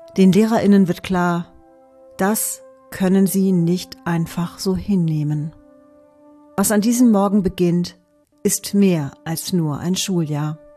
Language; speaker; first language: German; native; German